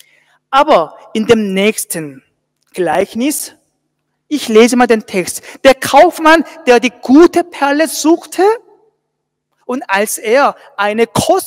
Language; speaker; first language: German; non-native, fluent; Korean